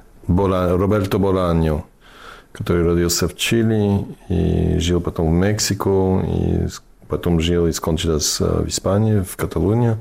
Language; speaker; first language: Russian; non-native, learner; English